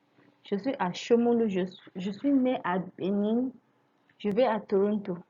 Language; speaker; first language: French; non-native, fluent; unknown